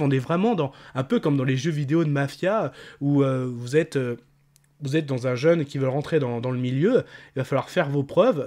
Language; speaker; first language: French; native; French